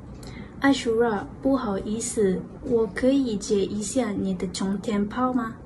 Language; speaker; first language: Chinese; non-native, learner; Malay